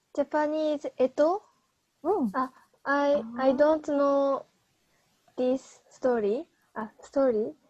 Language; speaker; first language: English; non-native, learner; Japanese